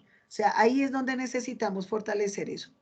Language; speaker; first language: Spanish; native; Spanish